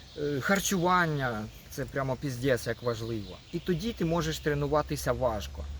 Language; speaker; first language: Ukrainian; non-native, local second language; Russian